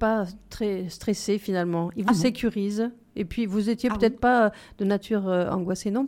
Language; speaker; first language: French; native; French